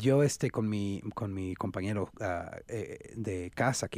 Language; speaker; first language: Spanish; native; Spanish